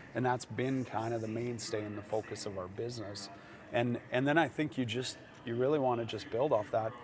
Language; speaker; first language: English; native; English